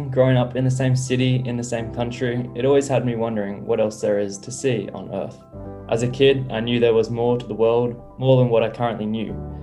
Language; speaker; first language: English; native; English